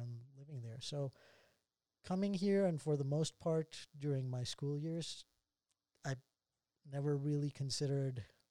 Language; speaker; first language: English; non-native, fluent; Spanish